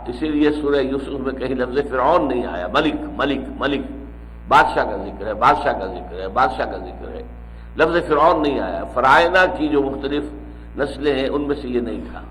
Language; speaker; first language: Urdu; native; Urdu